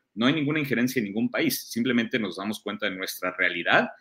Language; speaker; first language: Spanish; early bilingual, heritage; German